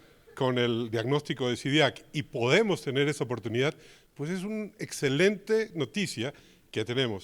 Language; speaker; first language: Spanish; native; Spanish